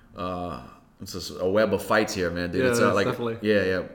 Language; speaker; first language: English; native; English